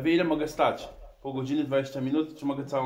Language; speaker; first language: Polish; native; Polish